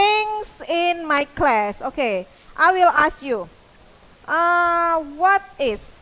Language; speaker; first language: English; non-native, fluent; Indonesian